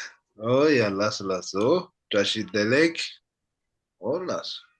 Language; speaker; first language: English; non-native, fluent; Tibetan